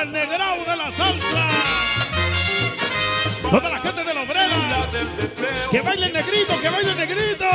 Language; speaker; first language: Spanish; native; Spanish